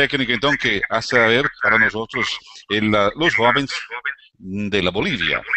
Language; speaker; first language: Spanish; non-native, learner; Portuguese